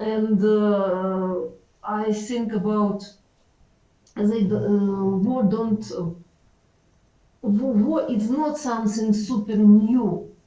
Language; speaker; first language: English; non-native, learner; Ukrainian